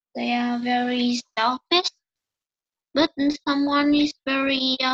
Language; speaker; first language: English; non-native, learner; Vietnamese